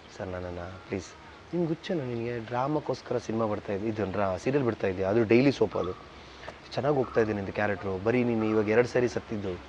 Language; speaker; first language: Kannada; non-native, local second language; Tulu